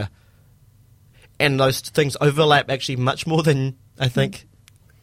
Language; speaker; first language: English; native; English